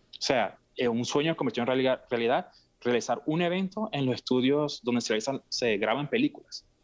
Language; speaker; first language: Spanish; native; Spanish